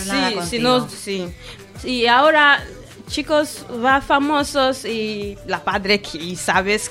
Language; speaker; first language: Spanish; non-native, learner; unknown